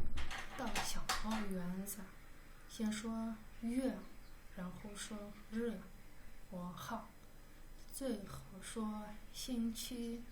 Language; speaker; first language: Chinese; non-native, fluent; Kyrgyz